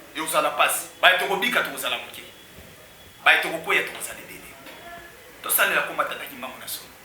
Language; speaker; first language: Lingala; non-native, local second language; Kongo